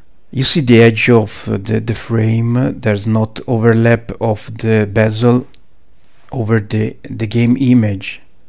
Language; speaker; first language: English; non-native, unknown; Italian